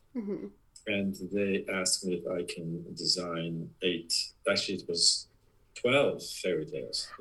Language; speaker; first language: English; non-native, fluent; Polish